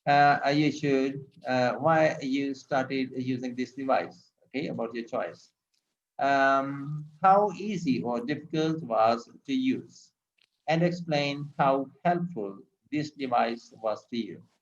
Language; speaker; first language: English; non-native, local second language; Urdu